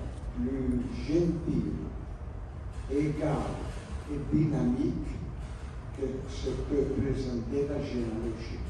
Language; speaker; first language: French; non-native, learner; Italian